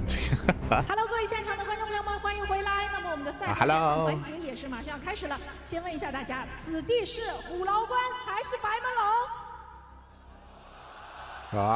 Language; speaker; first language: Chinese; native; Chinese